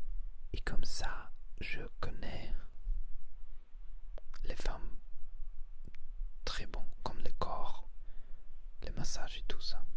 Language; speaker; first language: French; non-native, learner; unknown